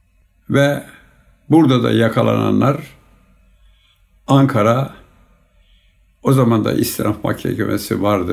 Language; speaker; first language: Turkish; native; Turkish